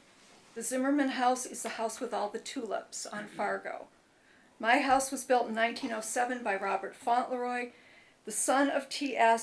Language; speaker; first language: English; native; English